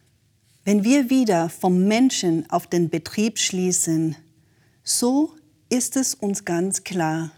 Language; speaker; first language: German; native; German